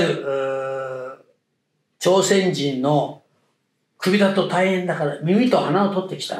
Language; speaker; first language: Japanese; native; Japanese